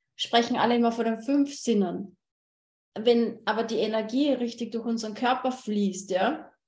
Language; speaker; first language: German; native; German